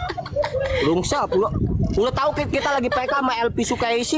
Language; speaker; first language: Indonesian; native; Indonesian